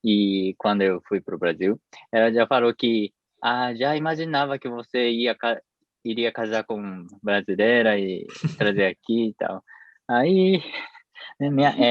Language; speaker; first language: Portuguese; non-native, fluent; Japanese